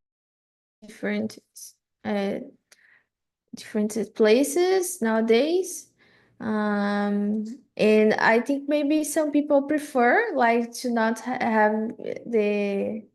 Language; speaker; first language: English; non-native, fluent; Portuguese